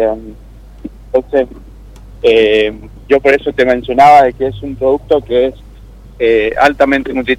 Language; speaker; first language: Spanish; native; Spanish